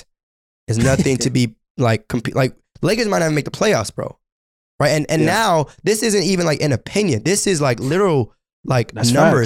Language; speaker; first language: English; native; English